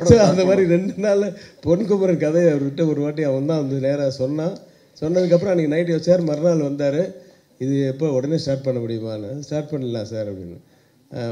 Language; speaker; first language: Tamil; native; Tamil